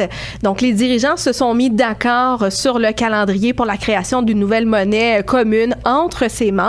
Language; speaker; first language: French; native; French